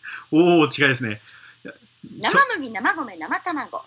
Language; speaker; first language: English; non-native, learner; Japanese